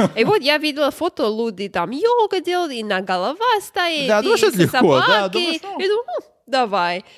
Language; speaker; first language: Russian; non-native, learner; English